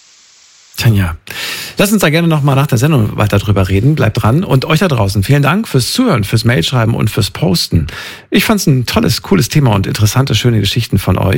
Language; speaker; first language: German; native; German